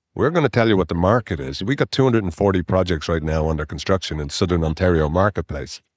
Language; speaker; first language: English; native; English